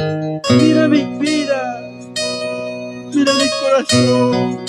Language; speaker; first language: Spanish; non-native, local second language; Quechua